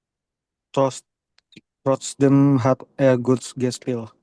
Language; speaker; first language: German; non-native, learner; Indonesian